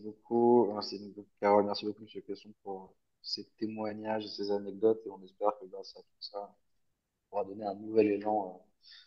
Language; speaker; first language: French; native; French